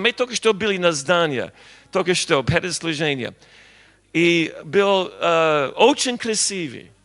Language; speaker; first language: Russian; non-native, learner; English